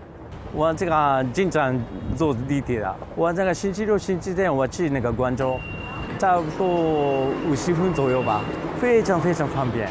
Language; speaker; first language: Chinese; non-native, learner; Japanese